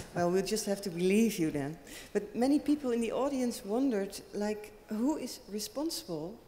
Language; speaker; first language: English; non-native, fluent; Dutch